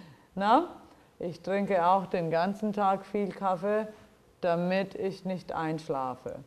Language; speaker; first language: German; non-native, fluent; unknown